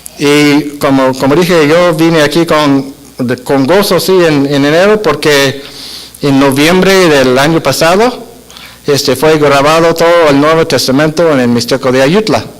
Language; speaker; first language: Spanish; non-native, fluent; English